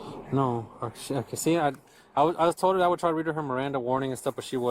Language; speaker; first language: English; native; English